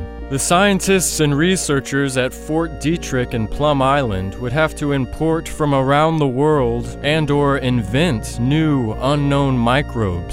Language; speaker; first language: English; native; English